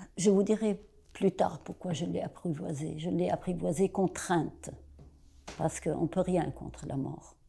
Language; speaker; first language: French; non-native, local second language; Arabic